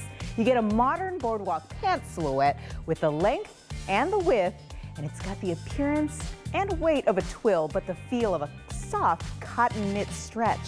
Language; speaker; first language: English; native; English